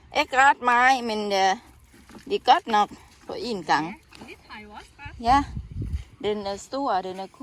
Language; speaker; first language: Danish; non-native, learner; Thai